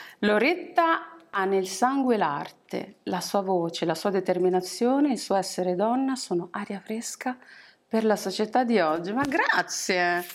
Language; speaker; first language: Italian; early bilingual, other home language; English